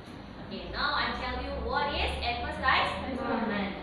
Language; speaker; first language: English; non-native, learner; Indonesian